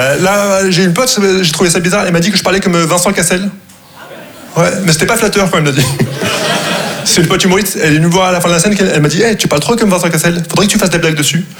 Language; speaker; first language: French; non-native, local second language; Arabic